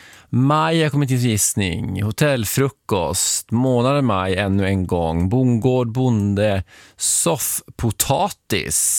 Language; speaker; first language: Swedish; native; Swedish